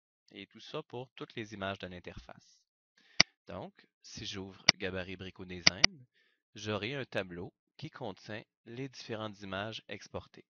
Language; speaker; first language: French; native; French